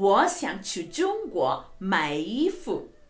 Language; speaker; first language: Chinese; non-native, fluent; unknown